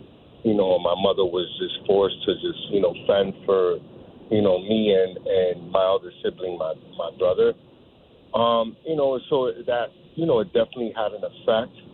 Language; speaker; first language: English; native; English